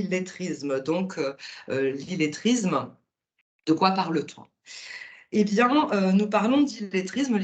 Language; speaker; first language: French; native; French